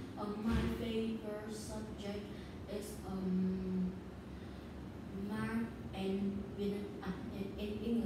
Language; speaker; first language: English; non-native, learner; Vietnamese